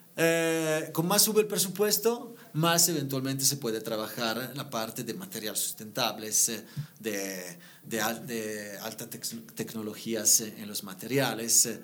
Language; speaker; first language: Spanish; non-native, fluent; Italian